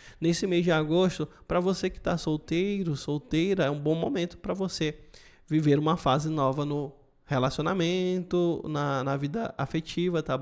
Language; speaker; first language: Portuguese; native; Portuguese